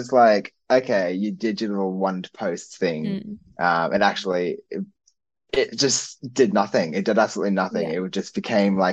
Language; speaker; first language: English; native; English